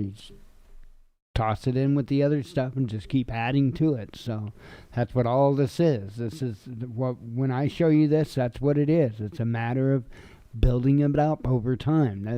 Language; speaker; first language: English; native; English